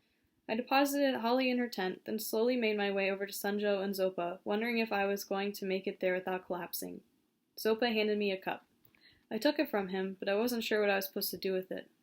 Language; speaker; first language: English; native; English